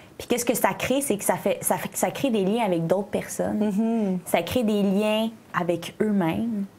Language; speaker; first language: French; native; French